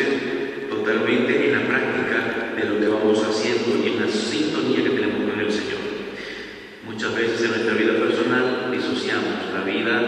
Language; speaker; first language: Spanish; native; Spanish